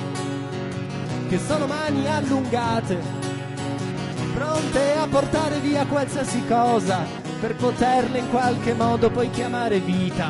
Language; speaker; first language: Italian; native; Italian